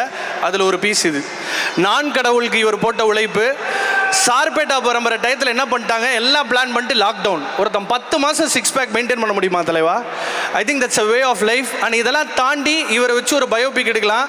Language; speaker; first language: Tamil; native; Tamil